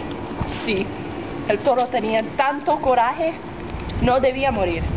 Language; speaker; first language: Spanish; non-native, learner; English